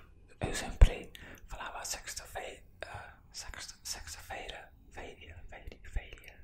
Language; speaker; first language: Portuguese; non-native, learner; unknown